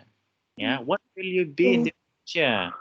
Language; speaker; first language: English; non-native, fluent; Indonesian